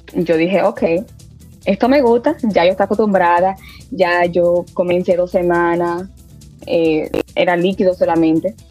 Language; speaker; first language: Spanish; early bilingual, heritage; Spanish